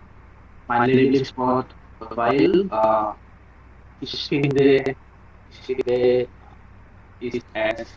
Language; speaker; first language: German; non-native, learner; Bangla